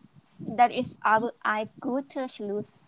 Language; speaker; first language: German; non-native, learner; Thai